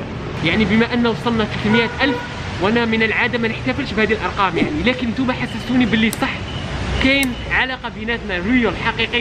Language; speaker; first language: Arabic; native; Arabic